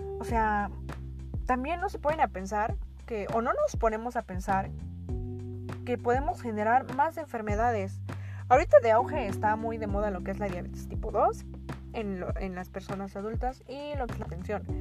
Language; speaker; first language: Spanish; native; Spanish